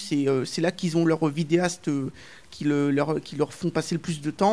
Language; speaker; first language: French; native; French